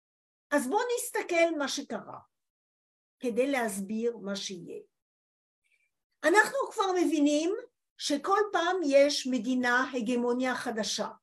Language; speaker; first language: Hebrew; non-native, fluent; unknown